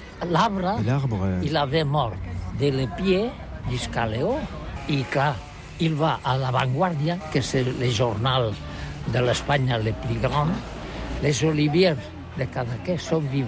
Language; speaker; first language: French; non-native, learner; Catalan